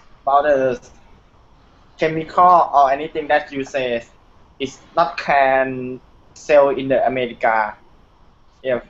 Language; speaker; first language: English; non-native, learner; Thai